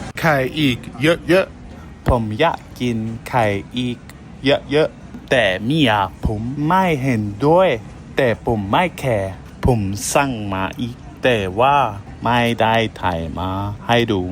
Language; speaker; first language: Thai; non-native, learner; German